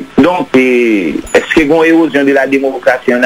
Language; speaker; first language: French; non-native, local second language; Haitian Creole